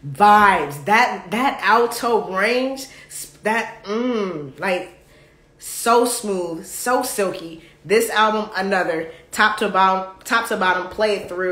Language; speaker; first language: English; native; English